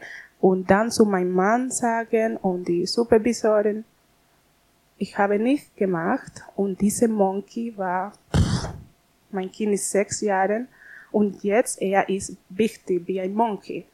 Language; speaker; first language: German; non-native, learner; Spanish